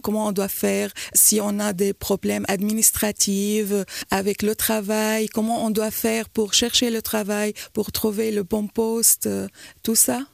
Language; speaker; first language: French; non-native, learner; Arabic